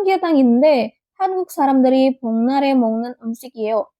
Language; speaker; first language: Korean; non-native, fluent; Indonesian